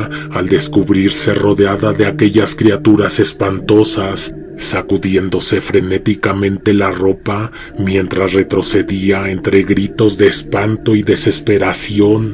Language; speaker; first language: Spanish; native; Spanish